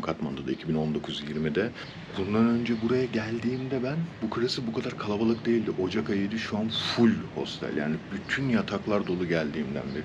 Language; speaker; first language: Turkish; native; Turkish